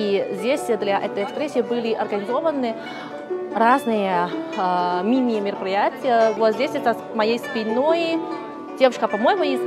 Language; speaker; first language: Russian; non-native, fluent; Chinese